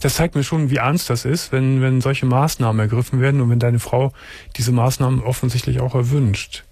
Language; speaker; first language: German; native; German